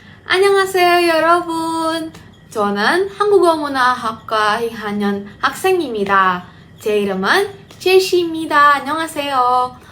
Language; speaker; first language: Korean; non-native, learner; Indonesian